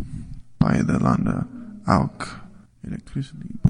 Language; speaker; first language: German; non-native, learner; English